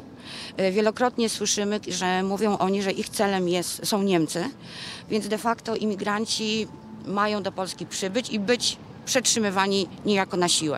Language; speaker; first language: Polish; native; Polish